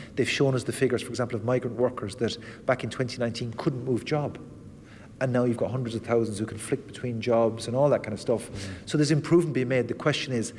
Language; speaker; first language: English; native; English